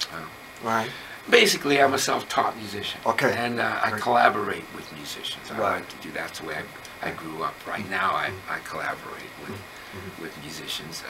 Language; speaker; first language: English; native; English